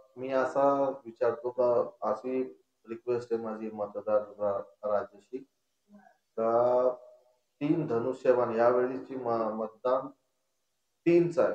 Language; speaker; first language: Marathi; non-native, local second language; Konkani